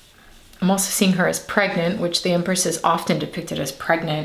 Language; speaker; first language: English; native; English